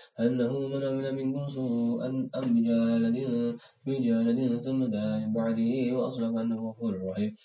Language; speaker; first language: Arabic; non-native, learner; Indonesian